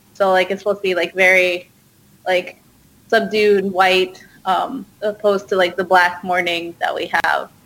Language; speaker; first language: English; early bilingual, other home language; Hindi